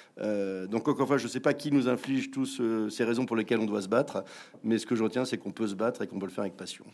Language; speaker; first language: French; native; French